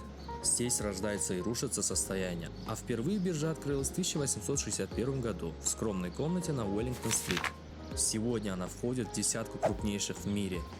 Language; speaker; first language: Russian; native; Russian